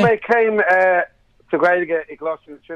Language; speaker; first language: Irish; non-native, local second language; English